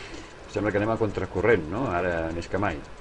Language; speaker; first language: Catalan; native; Catalan